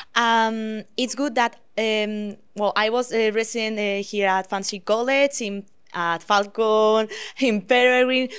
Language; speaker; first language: English; non-native, fluent; Spanish